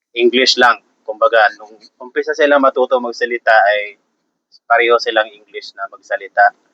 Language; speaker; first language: Filipino; non-native, local second language; Cebuano